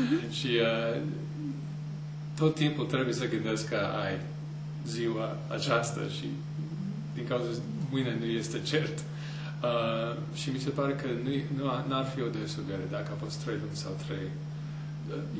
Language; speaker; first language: Romanian; non-native, fluent; English